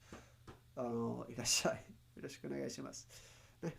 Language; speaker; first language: Japanese; non-native, learner; Spanish